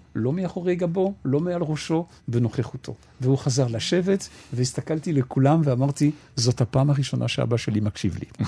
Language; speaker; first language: Hebrew; non-native, fluent; French